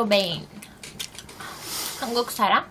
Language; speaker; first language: Korean; non-native, learner; Turkish